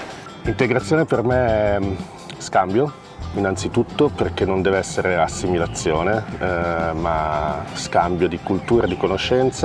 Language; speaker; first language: Italian; native; Italian